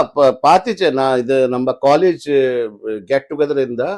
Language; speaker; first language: Tamil; non-native, fluent; Hindi